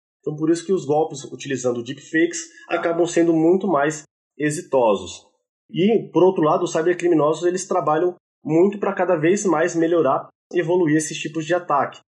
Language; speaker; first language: Portuguese; native; Portuguese